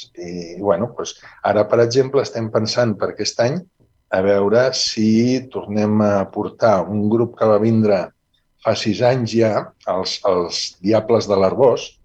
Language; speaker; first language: Catalan; native; Catalan